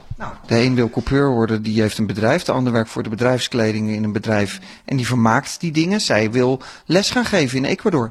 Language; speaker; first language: Dutch; native; Dutch